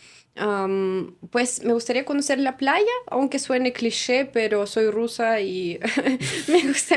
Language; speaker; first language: Spanish; non-native, fluent; Russian